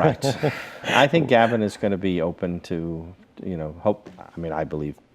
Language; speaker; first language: English; native; English